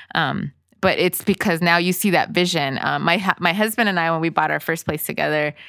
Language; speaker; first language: English; early bilingual, other home language; Spanish